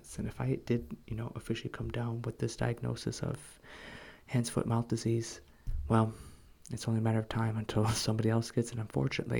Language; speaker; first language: English; native; English